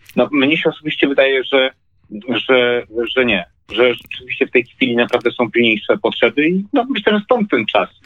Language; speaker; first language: Polish; native; Polish